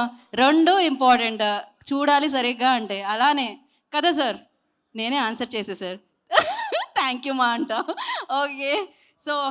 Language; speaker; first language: Telugu; native; Telugu